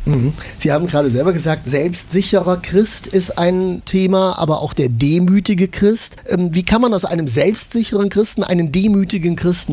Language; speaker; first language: German; native; German